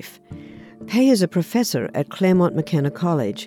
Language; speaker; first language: English; native; English